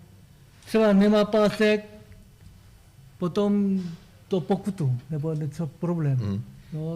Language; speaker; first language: Czech; non-native, learner; Korean